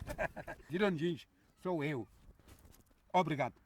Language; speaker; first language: Portuguese; non-native, local second language; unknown